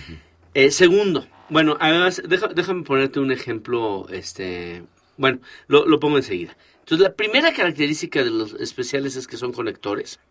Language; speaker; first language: Spanish; native; Spanish